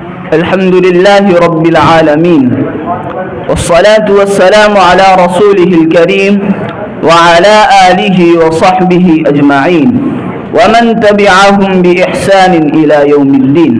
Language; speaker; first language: Arabic; non-native, learner; Urdu